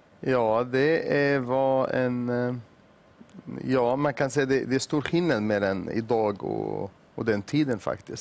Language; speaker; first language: Swedish; non-native, fluent; Arabic